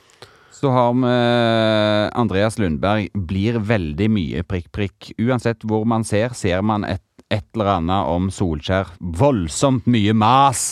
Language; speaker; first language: Norwegian; native; Norwegian